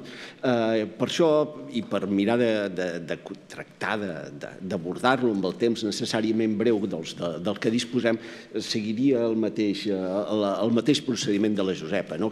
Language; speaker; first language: Catalan; native; Catalan